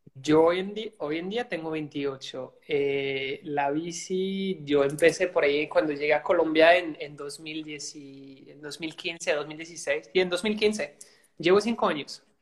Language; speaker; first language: Spanish; non-native, fluent; French